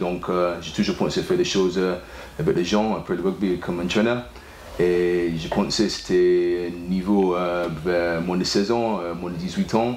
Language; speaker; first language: French; non-native, fluent; English